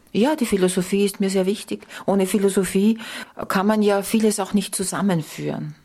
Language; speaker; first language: German; native; German